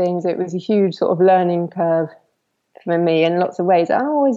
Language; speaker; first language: English; native; English